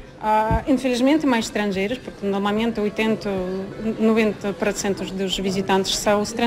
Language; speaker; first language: Portuguese; non-native, fluent; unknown